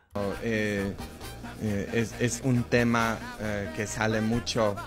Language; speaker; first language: Spanish; non-native, fluent; Polish